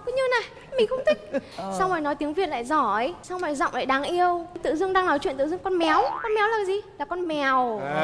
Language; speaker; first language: Vietnamese; native; Vietnamese